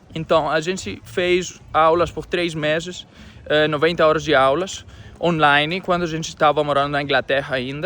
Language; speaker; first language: Portuguese; non-native, fluent; Greek